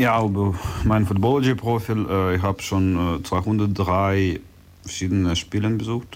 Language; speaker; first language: German; non-native, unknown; Russian